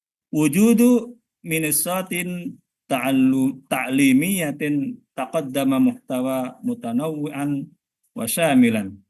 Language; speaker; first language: Arabic; non-native, fluent; Indonesian